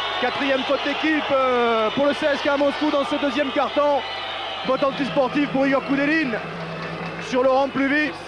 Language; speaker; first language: French; native; French